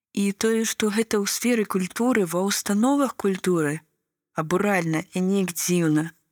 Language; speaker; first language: Belarusian; native; Belarusian